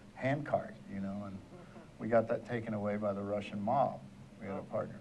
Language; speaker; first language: English; native; English